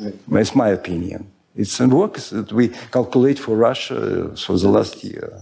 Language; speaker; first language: English; non-native, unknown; Russian